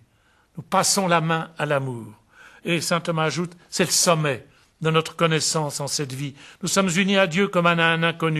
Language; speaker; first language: French; native; French